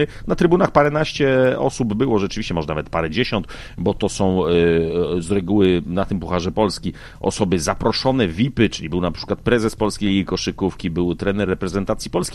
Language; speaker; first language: Polish; native; Polish